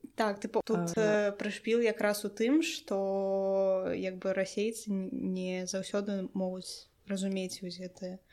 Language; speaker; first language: Belarusian; non-native, local second language; Russian